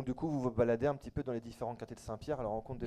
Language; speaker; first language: French; native; French